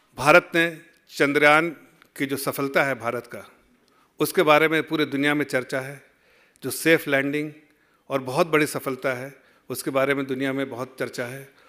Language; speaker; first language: Hindi; native; Hindi